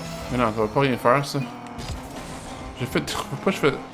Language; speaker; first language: French; native; French